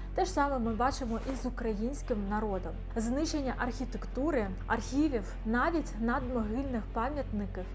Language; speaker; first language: Ukrainian; non-native, local second language; Crimean Tatar